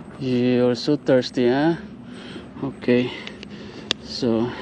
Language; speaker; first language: English; non-native, learner; Filipino